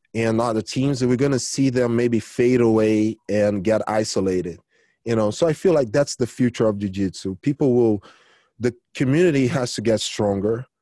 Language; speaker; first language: English; early bilingual, other home language; Portuguese